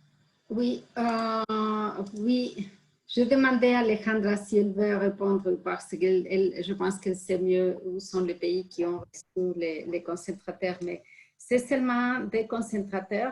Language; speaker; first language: French; non-native, fluent; Spanish